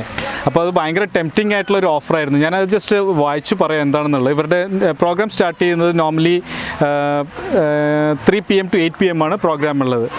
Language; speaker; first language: Malayalam; native; Malayalam